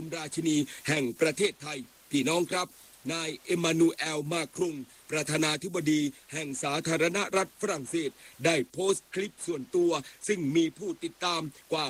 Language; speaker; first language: Thai; native; Thai